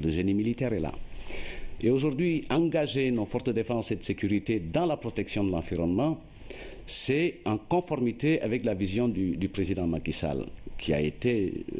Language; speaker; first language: French; non-native, local second language; Wolof